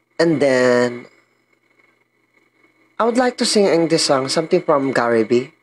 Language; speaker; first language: English; non-native, learner; Filipino